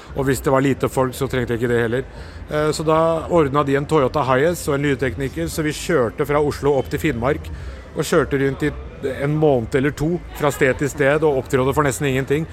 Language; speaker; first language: Norwegian; early bilingual, other home language; Urdu